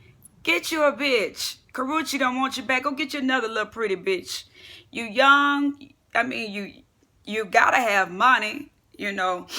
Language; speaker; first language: English; native; English